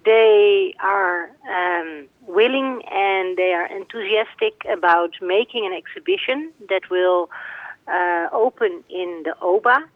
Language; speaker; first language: English; non-native, fluent; Dutch